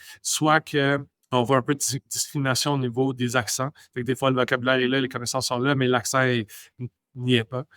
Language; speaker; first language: French; non-native, local second language; English